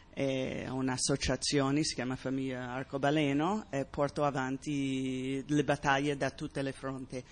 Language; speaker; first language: Italian; non-native, fluent; English